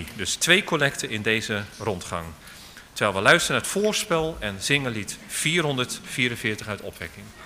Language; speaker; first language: Dutch; native; Dutch